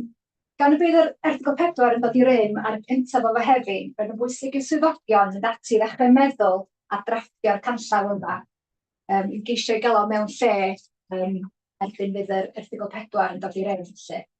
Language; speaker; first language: Welsh; native; Welsh